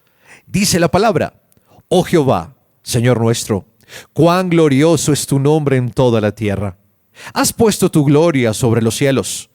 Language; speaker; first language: Spanish; native; Spanish